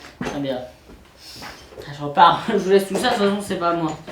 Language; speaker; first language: French; native; French